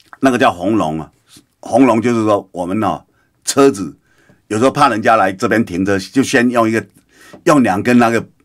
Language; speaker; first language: Chinese; native; Chinese